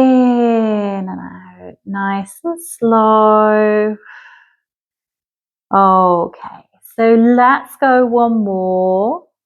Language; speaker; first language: English; native; English